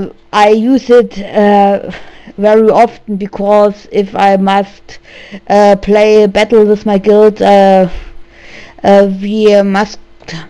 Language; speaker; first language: English; non-native, learner; German